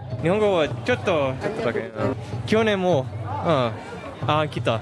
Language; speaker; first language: Japanese; non-native, learner; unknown